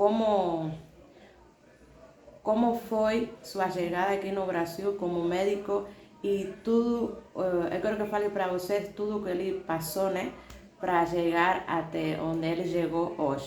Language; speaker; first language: Portuguese; non-native, fluent; Spanish